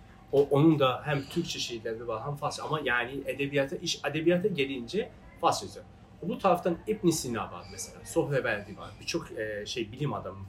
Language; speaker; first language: Turkish; non-native, fluent; Persian